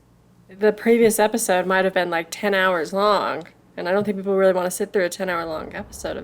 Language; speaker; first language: English; native; English